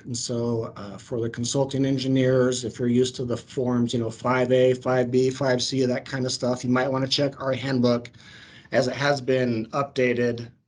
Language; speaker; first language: English; native; English